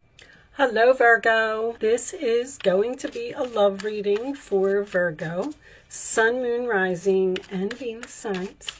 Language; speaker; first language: English; native; English